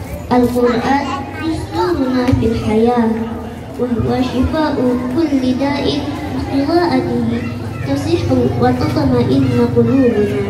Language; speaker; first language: Arabic; non-native, learner; Indonesian